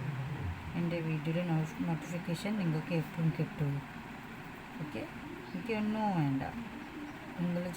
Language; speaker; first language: Malayalam; non-native, fluent; Hindi